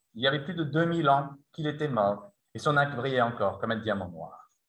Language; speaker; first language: French; non-native, fluent; English